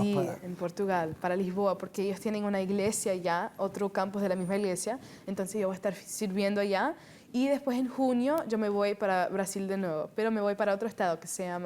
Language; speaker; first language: Spanish; early bilingual, heritage; Spanish